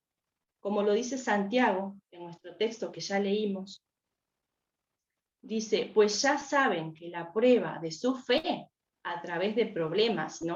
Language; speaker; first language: Spanish; native; Spanish